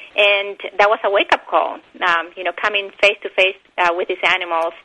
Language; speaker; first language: English; non-native, fluent; Spanish